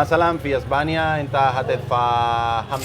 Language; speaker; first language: Arabic; non-native, learner; Spanish